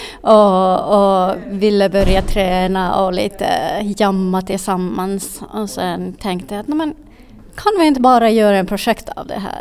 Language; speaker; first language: Swedish; non-native, fluent; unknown